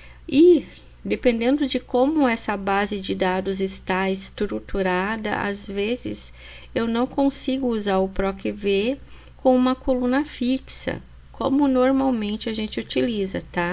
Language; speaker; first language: Portuguese; native; Portuguese